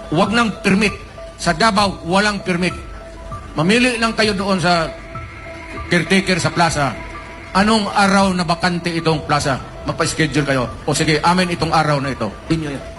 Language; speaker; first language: Filipino; non-native, local second language; Cebuano